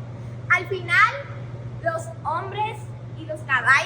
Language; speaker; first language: Spanish; non-native, learner; English